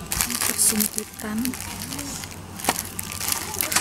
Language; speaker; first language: Japanese; non-native, learner; Indonesian